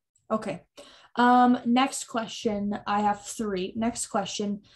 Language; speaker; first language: English; native; English